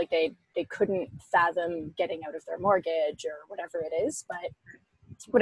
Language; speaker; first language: English; native; English